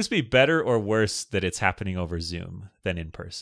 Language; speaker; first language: English; native; English